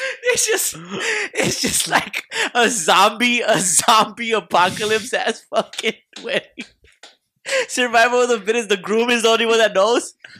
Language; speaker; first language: English; early bilingual, other home language; Spanish